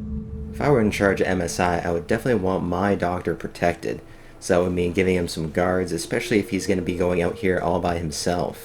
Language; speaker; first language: English; native; English